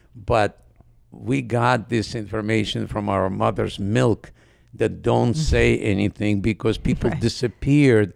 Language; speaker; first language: English; non-native, fluent; Ukrainian